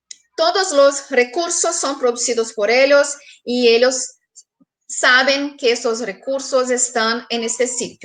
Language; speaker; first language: Spanish; non-native, fluent; Portuguese